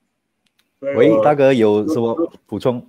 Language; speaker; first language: Chinese; native; Chinese